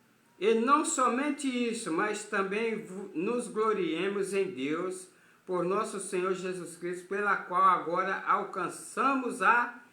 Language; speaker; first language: Portuguese; native; Portuguese